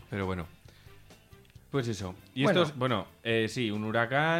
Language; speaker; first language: Spanish; native; Spanish